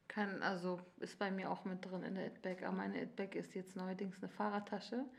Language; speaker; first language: German; early bilingual, other home language; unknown